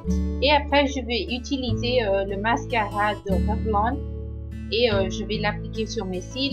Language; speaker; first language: French; non-native, learner; Spanish